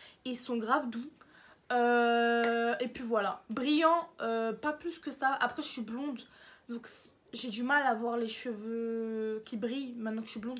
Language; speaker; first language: French; native; French